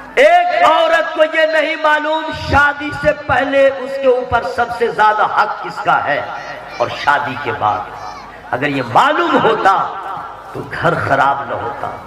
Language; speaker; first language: Urdu; native; Urdu